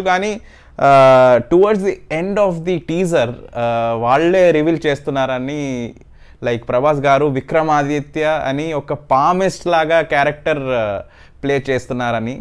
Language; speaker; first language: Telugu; non-native, learner; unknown